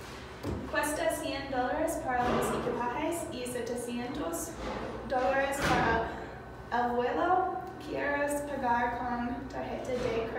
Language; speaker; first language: Spanish; non-native, learner; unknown